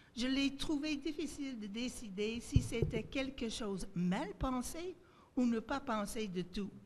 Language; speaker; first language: French; native; French